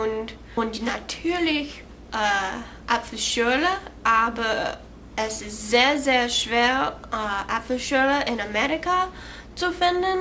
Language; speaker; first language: German; non-native, learner; English